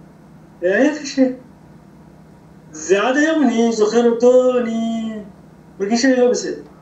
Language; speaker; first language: Hebrew; non-native, local second language; Arabic